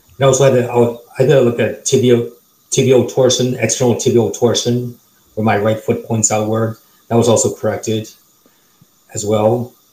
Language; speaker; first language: English; non-native, fluent; German